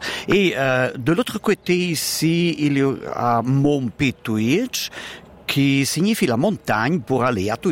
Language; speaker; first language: French; non-native, learner; Romansh